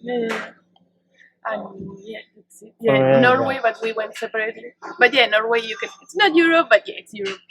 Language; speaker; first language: English; non-native, fluent; Spanish